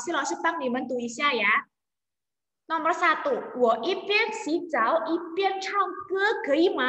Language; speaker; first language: Chinese; non-native, fluent; Indonesian